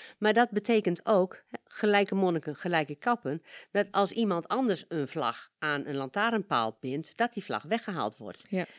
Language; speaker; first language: Dutch; native; Dutch